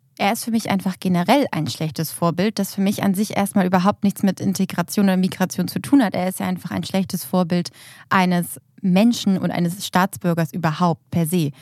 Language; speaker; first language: German; native; German